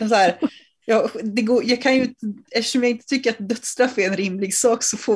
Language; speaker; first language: Swedish; native; Swedish